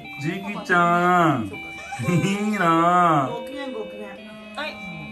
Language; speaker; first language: Japanese; native; Japanese